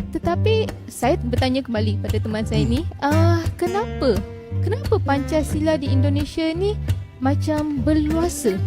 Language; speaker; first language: Malay; native; Malay